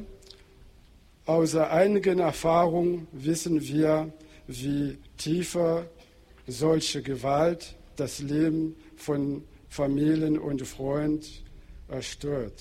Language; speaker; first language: German; non-native, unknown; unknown